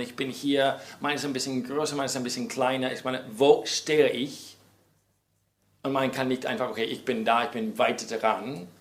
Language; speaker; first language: German; non-native, fluent; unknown